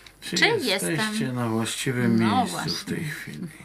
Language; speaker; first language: Polish; native; Polish